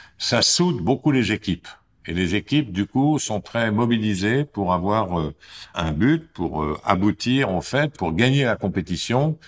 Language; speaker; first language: French; native; French